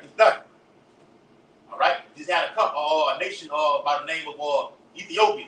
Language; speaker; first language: English; native; English